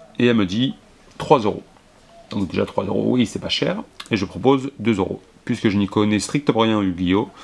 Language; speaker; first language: French; native; French